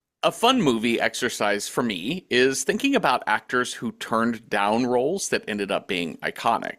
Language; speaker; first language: English; native; English